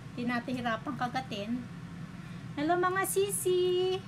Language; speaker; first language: Filipino; native; Filipino